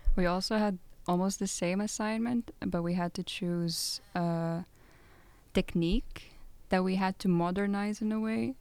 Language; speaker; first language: English; non-native, fluent; Lithuanian